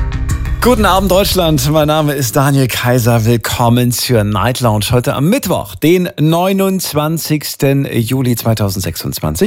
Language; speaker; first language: German; native; German